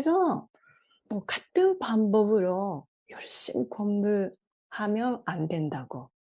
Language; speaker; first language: Korean; non-native, fluent; Japanese